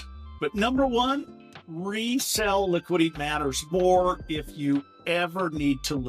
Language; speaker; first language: English; native; English